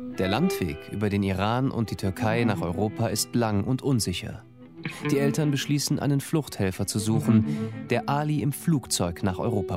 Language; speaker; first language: German; native; German